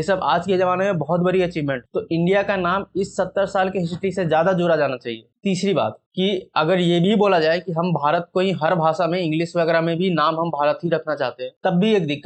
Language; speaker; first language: Hindi; native; Hindi